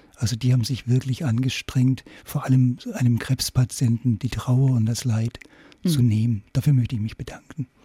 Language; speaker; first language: German; native; German